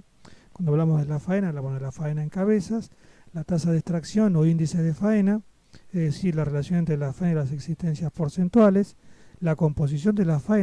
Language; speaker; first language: Spanish; native; Spanish